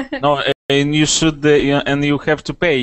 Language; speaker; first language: English; non-native, learner; Russian